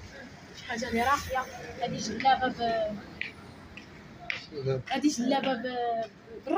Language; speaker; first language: Arabic; native; Arabic